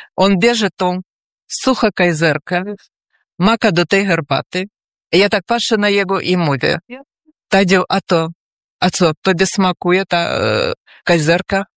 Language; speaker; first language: Polish; early bilingual, heritage; Polish